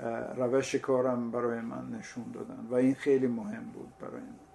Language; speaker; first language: Persian; non-native, fluent; Italian